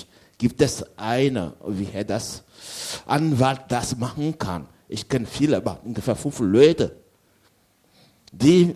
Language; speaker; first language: German; non-native, learner; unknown